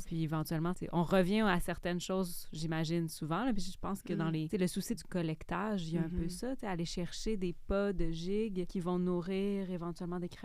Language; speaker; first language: French; native; French